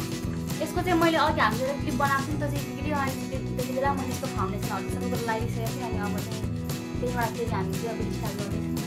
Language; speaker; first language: Nepali; native; Nepali